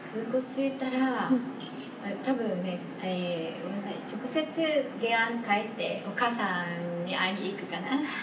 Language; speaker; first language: Japanese; non-native, fluent; Vietnamese